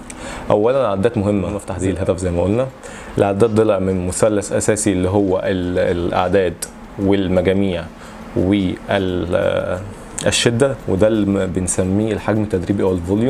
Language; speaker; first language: Arabic; native; Arabic